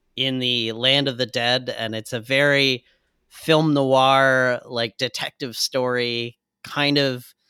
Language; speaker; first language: English; native; English